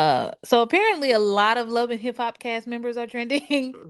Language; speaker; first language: English; native; English